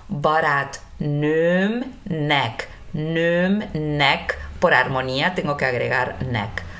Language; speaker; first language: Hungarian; non-native, fluent; Spanish